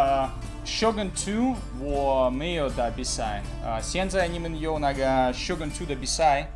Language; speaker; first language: Chinese; non-native, learner; Russian